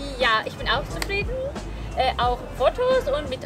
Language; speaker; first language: German; non-native, learner; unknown